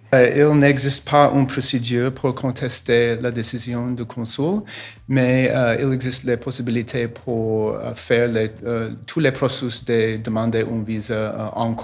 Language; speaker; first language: French; non-native, learner; English